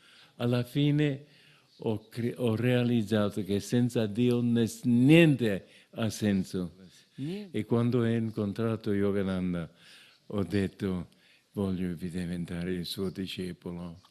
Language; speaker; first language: Italian; non-native, fluent; English